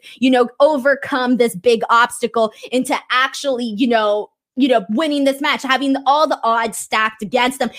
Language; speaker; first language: English; native; English